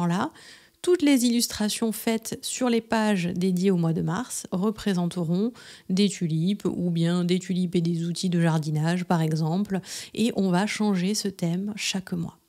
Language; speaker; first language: French; native; French